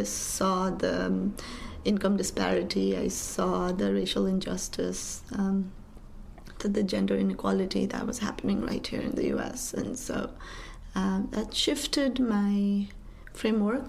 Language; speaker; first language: English; non-native, local second language; Nepali